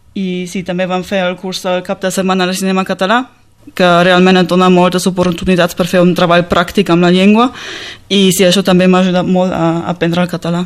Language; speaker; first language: Catalan; non-native, fluent; German